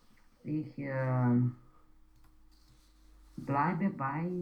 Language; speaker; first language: German; non-native, learner; Romanian